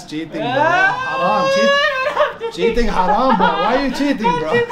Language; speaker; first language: English; non-native, learner; Arabic